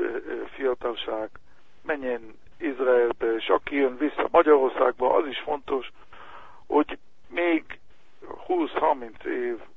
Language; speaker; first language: Hungarian; non-native, learner; Hebrew